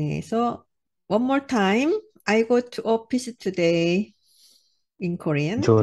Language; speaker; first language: English; non-native, learner; Korean